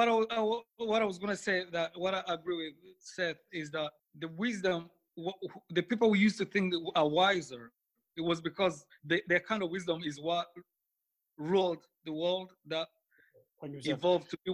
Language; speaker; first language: English; non-native, local second language; Kinyarwanda